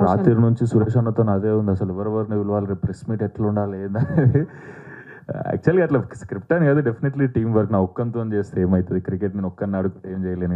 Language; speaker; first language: Telugu; native; Telugu